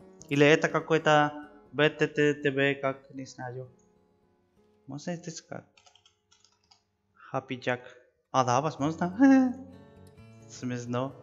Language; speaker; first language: Russian; non-native, learner; Spanish